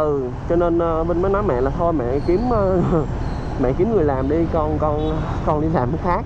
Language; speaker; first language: Vietnamese; native; Vietnamese